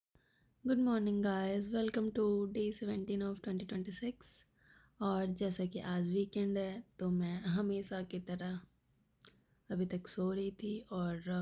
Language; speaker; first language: Hindi; native; Hindi